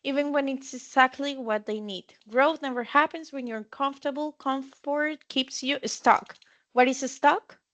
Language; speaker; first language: English; non-native, fluent; Spanish